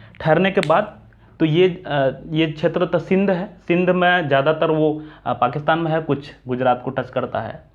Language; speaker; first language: Hindi; native; Hindi